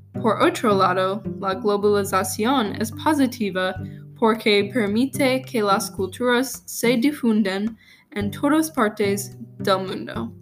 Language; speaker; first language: Spanish; non-native, learner; English